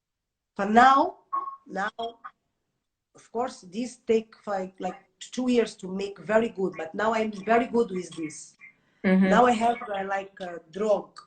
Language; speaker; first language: English; non-native, learner; Portuguese